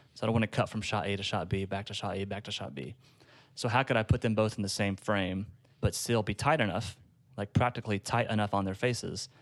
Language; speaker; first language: English; native; English